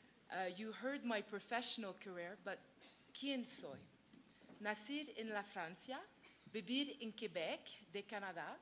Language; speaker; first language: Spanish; non-native, learner; French